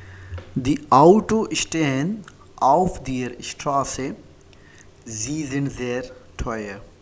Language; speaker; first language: German; non-native, fluent; Hindi